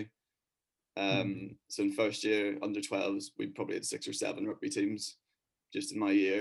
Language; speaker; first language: English; native; English